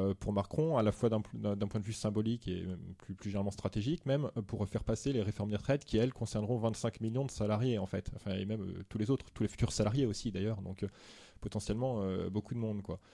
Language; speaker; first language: French; native; French